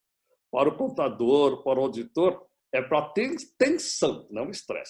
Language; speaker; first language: Portuguese; native; Portuguese